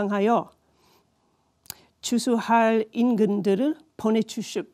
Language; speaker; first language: Korean; non-native, learner; English